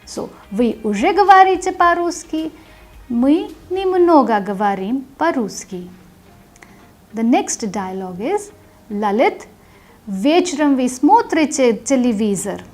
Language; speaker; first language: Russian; non-native, fluent; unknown